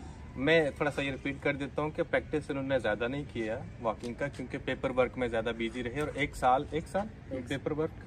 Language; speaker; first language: Hindi; native; Hindi